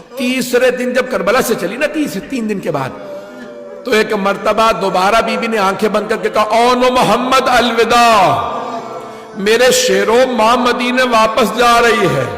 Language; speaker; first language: Urdu; native; Urdu